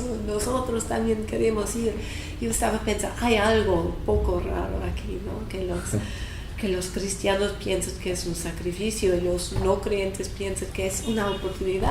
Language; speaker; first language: Spanish; non-native, fluent; English